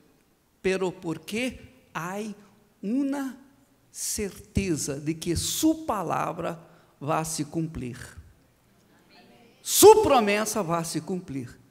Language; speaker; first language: Portuguese; non-native, fluent; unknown